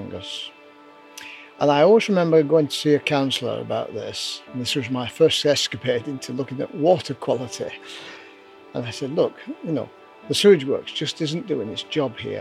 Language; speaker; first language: English; native; English